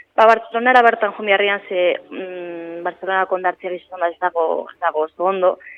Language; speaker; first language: Basque; native; Basque